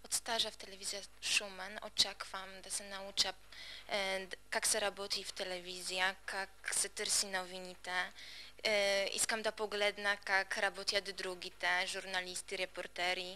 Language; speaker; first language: Bulgarian; non-native, fluent; Polish